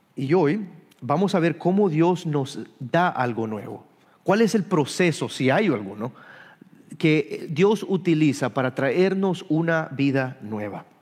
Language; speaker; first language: Spanish; early bilingual, heritage; Spanish